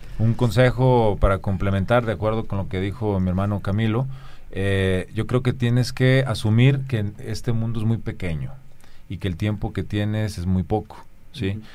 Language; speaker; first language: Spanish; native; Spanish